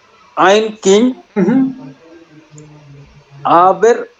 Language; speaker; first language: German; non-native, learner; Hindi